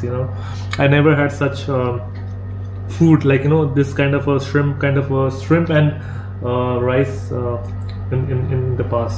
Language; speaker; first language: English; non-native, local second language; Hindi